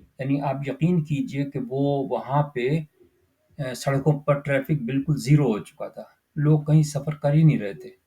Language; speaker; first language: Urdu; native; Urdu